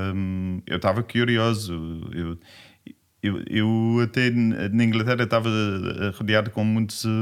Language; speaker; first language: Portuguese; non-native, learner; English